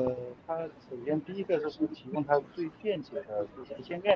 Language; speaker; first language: Chinese; native; Chinese